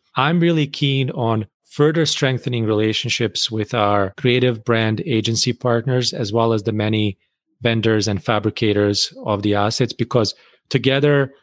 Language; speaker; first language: English; non-native, fluent; Bosnian